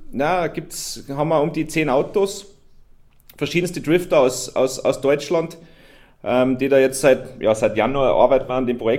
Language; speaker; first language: German; native; German